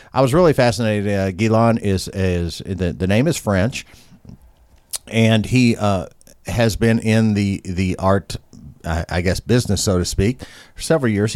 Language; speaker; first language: English; native; English